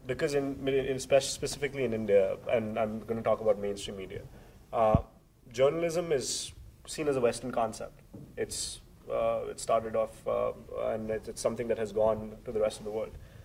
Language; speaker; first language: English; non-native, local second language; Hindi